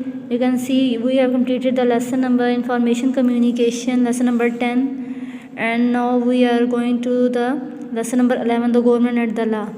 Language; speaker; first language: English; non-native, local second language; Urdu